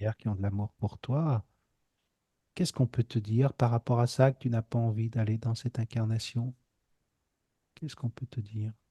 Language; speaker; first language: French; native; French